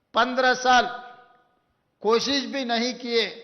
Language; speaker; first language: Hindi; non-native, local second language; Telugu